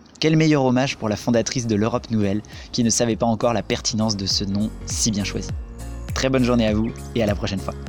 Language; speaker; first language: French; native; French